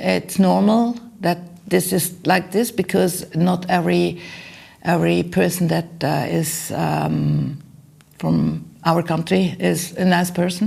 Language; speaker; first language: English; non-native, learner; German